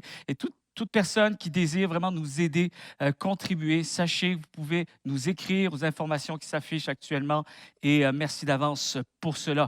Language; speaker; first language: French; native; French